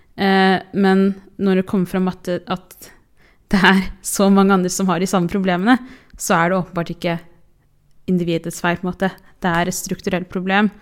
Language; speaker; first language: Norwegian; early bilingual, other home language; Tigrinya